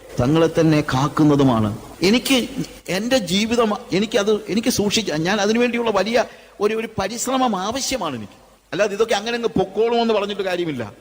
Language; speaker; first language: Malayalam; native; Malayalam